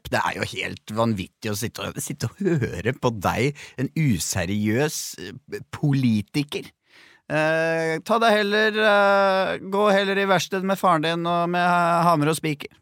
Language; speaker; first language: Norwegian; native; Norwegian